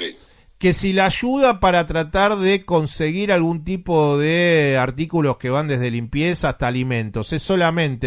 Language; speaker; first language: Spanish; native; Spanish